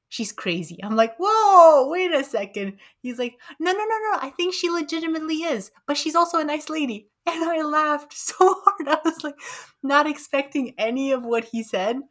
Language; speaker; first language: English; early bilingual, other home language; Romanian